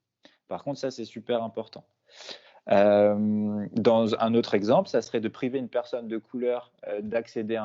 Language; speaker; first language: French; native; French